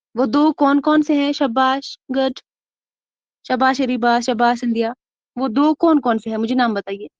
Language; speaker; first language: Urdu; non-native, local second language; Kashmiri